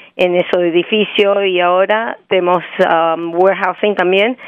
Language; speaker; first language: Spanish; native; Spanish